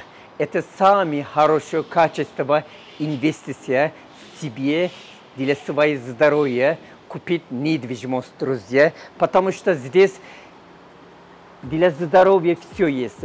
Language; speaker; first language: Russian; non-native, learner; Turkish